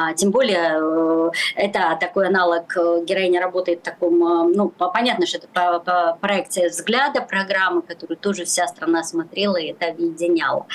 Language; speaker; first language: Russian; native; Russian